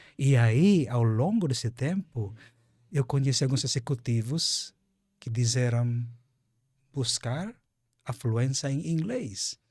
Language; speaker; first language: Portuguese; non-native, fluent; Filipino